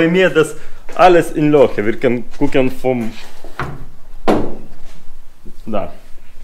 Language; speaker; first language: German; non-native, learner; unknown